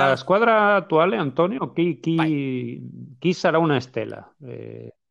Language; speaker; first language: Italian; non-native, fluent; Spanish